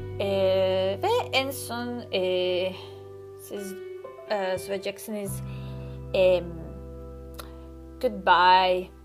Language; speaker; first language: Turkish; non-native, learner; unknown